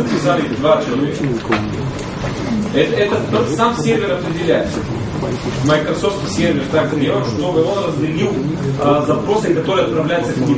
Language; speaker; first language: Russian; non-native, fluent; Bulgarian